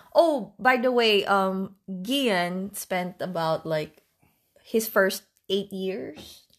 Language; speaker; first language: English; non-native, local second language; Filipino